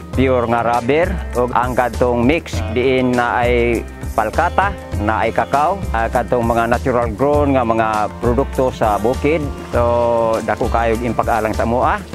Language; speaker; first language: Cebuano; non-native, local second language; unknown